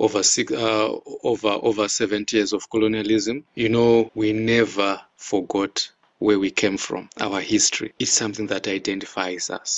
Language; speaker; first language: English; non-native, local second language; Shona